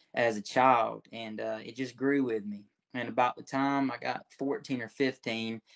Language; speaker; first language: English; native; English